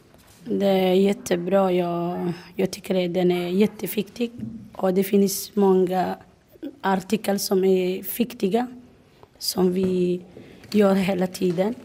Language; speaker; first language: Swedish; non-native, learner; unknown